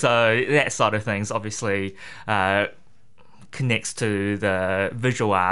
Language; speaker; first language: English; native; English